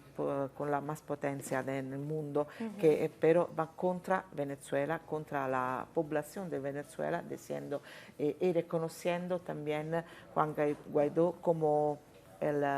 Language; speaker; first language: Spanish; non-native, fluent; Italian